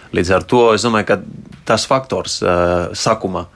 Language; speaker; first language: Latvian; non-native, fluent; Spanish